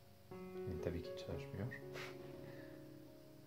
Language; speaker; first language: Turkish; non-native, learner; French